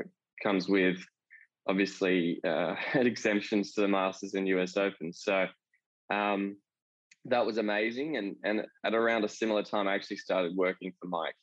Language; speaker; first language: English; native; English